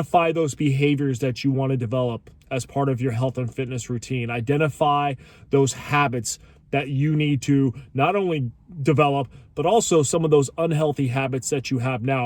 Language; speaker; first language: English; native; English